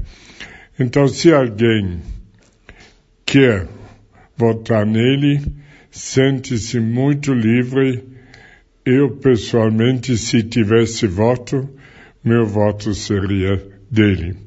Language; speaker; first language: Portuguese; non-native, fluent; German